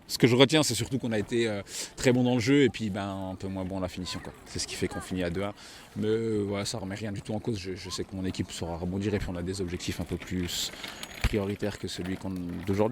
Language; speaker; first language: French; native; French